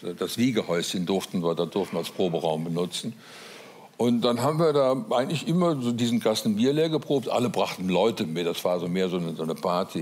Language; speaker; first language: German; native; German